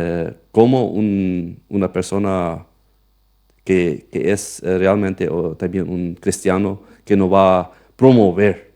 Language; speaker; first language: Spanish; non-native, local second language; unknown